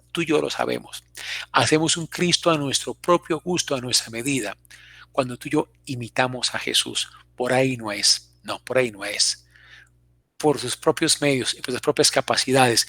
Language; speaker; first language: Spanish; native; Spanish